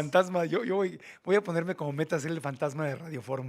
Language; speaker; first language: Spanish; native; Spanish